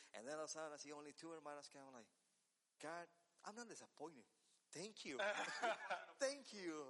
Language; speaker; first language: English; non-native, learner; Spanish